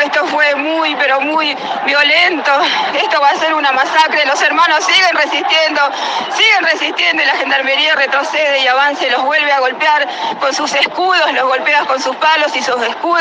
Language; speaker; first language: Spanish; native; Spanish